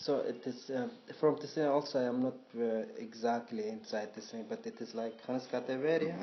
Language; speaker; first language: English; non-native, learner; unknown